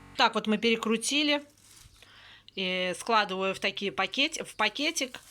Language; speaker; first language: Russian; native; Russian